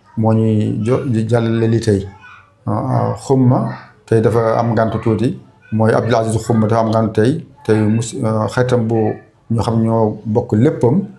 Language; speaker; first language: Wolof; non-native, local second language; Fula